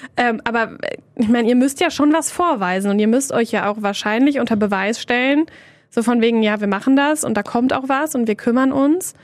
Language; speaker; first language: German; native; German